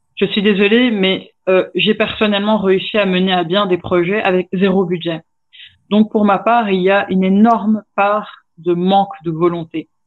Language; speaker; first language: French; native; French